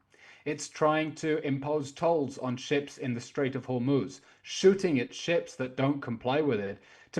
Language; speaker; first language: English; native; English